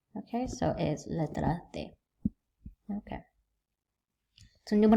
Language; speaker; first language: Spanish; non-native, learner; English